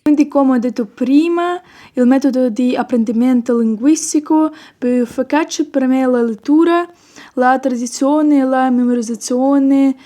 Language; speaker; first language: Italian; non-native, learner; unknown